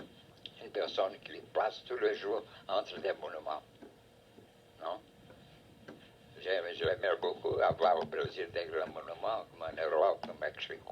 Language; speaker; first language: French; non-native, fluent; Portuguese